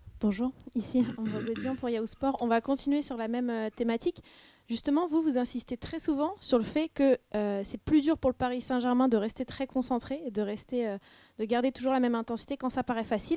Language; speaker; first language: French; native; French